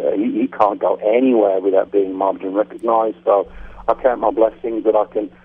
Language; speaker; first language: English; native; English